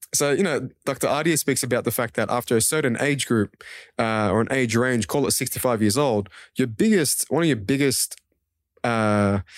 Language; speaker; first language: English; non-native, local second language; Kurdish